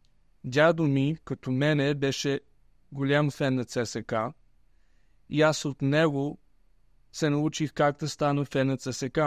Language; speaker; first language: Bulgarian; early bilingual, heritage; Bulgarian